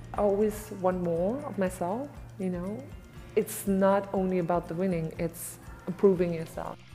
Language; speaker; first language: English; non-native, fluent; German